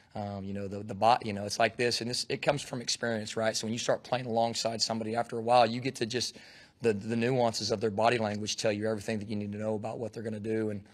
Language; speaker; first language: English; native; English